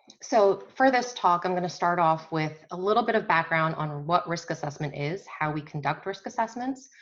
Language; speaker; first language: English; native; English